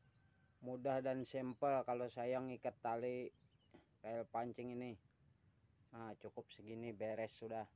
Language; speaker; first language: Indonesian; native; Indonesian